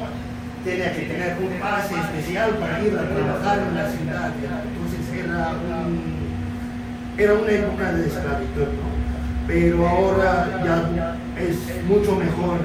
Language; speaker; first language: Spanish; non-native, fluent; Afrikaans